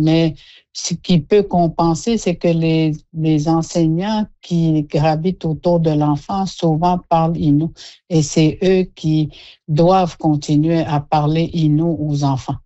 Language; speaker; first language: French; non-native, local second language; Innu-aimun